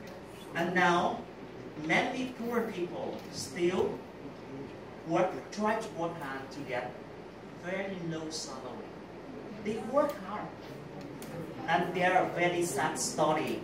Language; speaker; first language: English; non-native, learner; Vietnamese